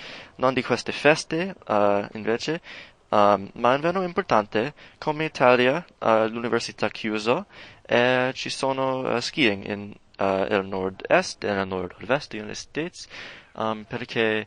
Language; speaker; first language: Italian; non-native, learner; English